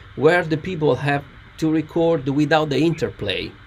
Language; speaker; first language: English; non-native, learner; Italian